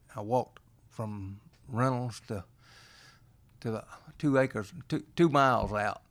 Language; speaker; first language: English; native; English